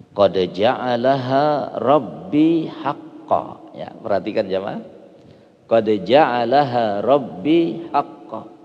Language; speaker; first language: Indonesian; non-native, local second language; Sasak